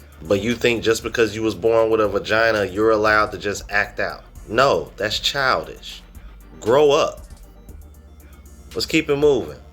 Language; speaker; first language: English; native; English